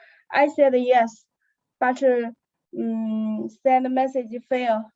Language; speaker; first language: English; non-native, learner; Chinese